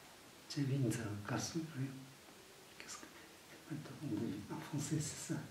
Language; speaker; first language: French; non-native, fluent; Tibetan